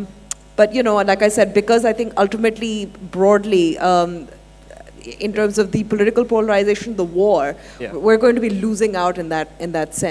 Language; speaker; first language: English; non-native, local second language; Urdu